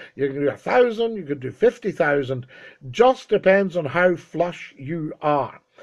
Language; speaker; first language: English; native; English